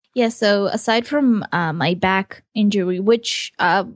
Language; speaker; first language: English; early bilingual, other home language; Hebrew